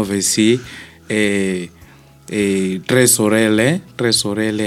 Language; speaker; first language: Italian; non-native, learner; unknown